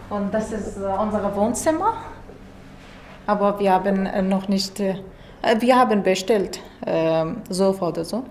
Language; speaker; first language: German; non-native, learner; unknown